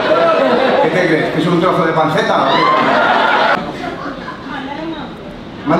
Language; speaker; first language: Spanish; native; Spanish